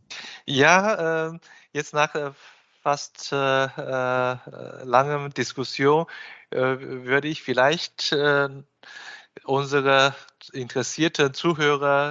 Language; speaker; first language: German; non-native, fluent; Chinese